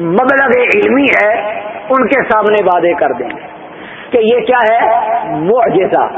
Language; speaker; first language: Urdu; native; Urdu